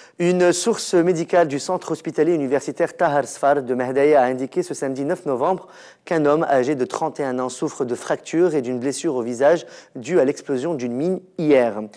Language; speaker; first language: French; non-native, local second language; Arabic